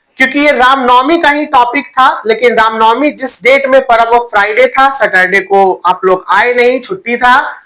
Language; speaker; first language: Hindi; native; Hindi